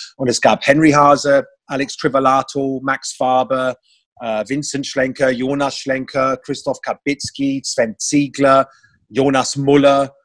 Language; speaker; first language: German; non-native, fluent; English